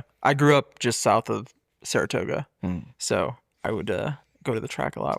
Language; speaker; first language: English; native; English